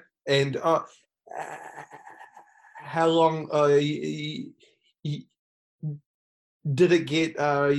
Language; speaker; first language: English; native; English